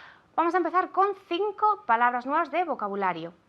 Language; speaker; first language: Spanish; non-native, fluent; English